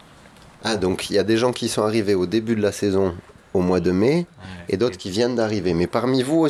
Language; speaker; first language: French; native; French